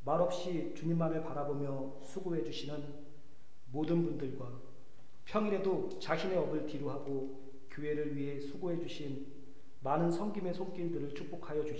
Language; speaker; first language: Korean; native; Korean